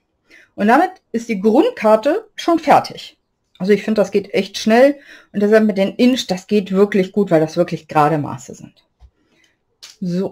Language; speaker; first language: German; native; German